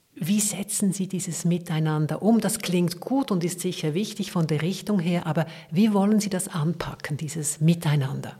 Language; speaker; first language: German; native; German